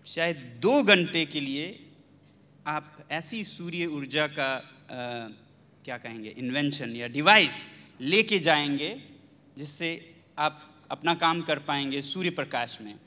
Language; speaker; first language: Hindi; non-native, local second language; Ladakhi